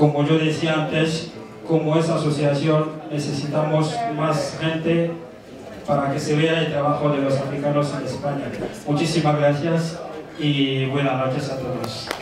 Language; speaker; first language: Spanish; non-native, fluent; French